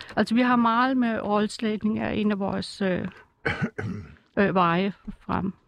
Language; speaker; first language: Danish; non-native, fluent; German